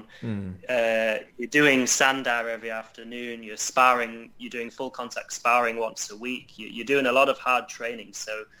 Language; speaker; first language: English; native; English